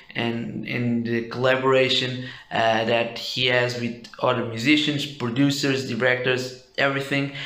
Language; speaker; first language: English; non-native, fluent; Portuguese